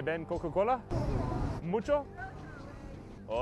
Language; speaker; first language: Spanish; non-native, learner; English